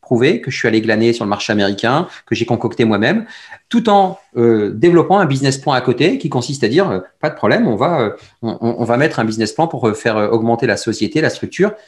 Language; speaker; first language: French; early bilingual, other home language; Arabic